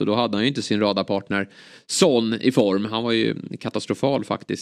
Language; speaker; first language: Swedish; native; Swedish